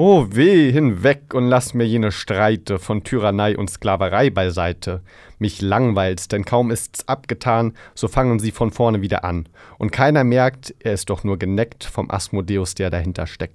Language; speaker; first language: German; native; German